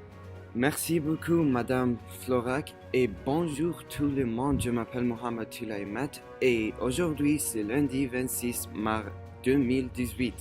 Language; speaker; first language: French; non-native, fluent; English